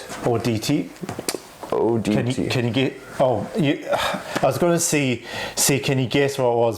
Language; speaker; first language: English; native; English